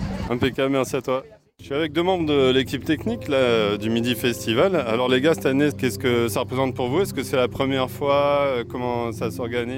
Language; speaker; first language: French; native; French